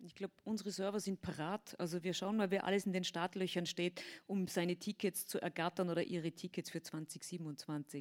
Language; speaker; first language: German; native; German